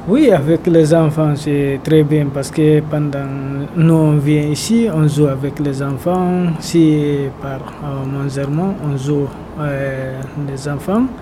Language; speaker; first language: French; non-native, local second language; Fula